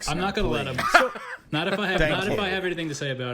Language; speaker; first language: English; native; English